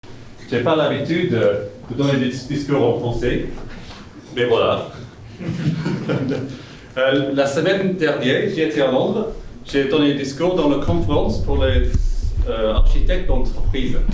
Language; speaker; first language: French; non-native, fluent; English